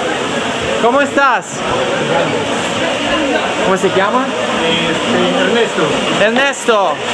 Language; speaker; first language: Spanish; non-native, learner; Italian